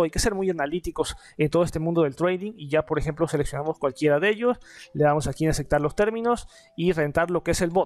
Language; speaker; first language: Spanish; native; Spanish